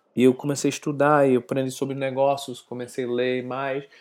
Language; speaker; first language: Portuguese; non-native, fluent; English